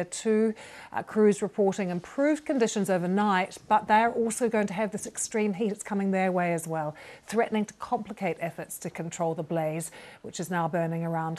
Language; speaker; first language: English; native; English